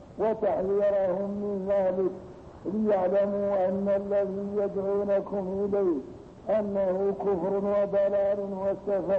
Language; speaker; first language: Arabic; native; Arabic